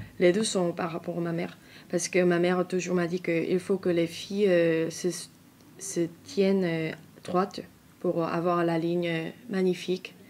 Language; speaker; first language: French; non-native, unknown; Korean